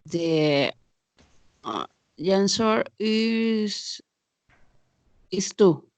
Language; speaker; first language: English; non-native, learner; Spanish